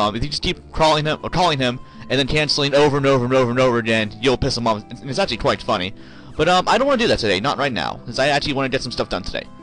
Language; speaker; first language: English; native; English